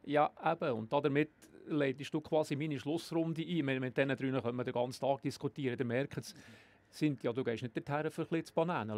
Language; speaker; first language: German; native; German